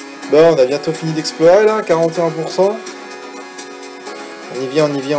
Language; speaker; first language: French; native; French